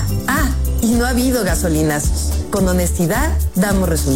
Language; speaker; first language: Spanish; native; Spanish